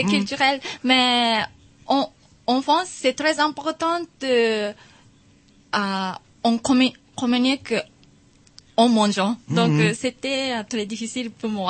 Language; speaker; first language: French; non-native, learner; Japanese